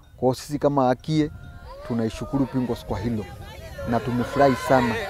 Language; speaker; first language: Swahili; non-native, local second language; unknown